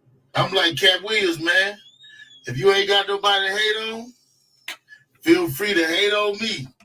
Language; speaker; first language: English; native; English